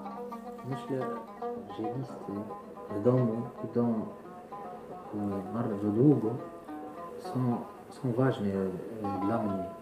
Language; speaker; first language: Polish; non-native, learner; Arabic